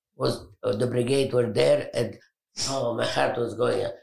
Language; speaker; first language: English; non-native, fluent; Arabic